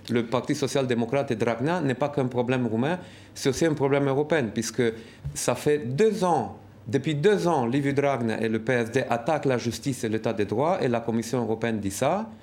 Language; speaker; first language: French; non-native, fluent; Romanian